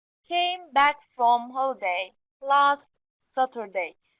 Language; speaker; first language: English; non-native, fluent; Turkish